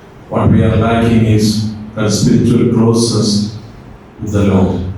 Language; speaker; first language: English; non-native, local second language; Malayalam